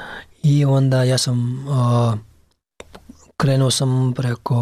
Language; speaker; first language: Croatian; non-native, learner; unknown